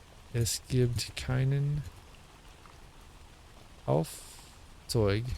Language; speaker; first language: German; non-native, learner; English